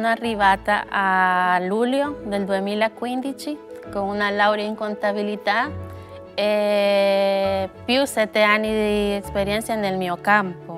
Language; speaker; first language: Italian; non-native, learner; Spanish